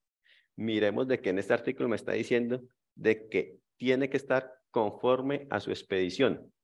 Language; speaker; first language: Spanish; native; Spanish